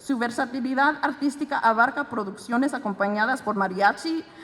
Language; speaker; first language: Spanish; early bilingual, other home language; English